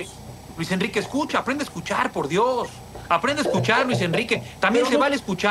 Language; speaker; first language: Spanish; native; Spanish